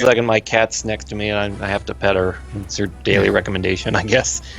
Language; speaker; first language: English; native; English